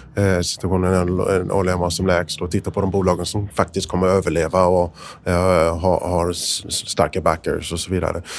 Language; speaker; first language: Swedish; non-native, fluent; English